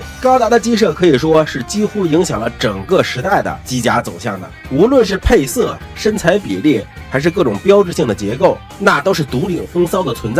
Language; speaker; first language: Chinese; native; Chinese